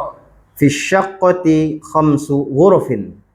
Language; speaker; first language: Arabic; non-native, fluent; Indonesian